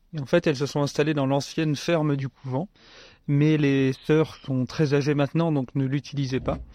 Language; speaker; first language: French; native; French